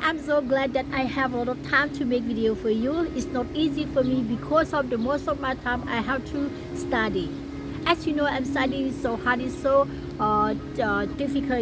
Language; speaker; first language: English; non-native, learner; Thai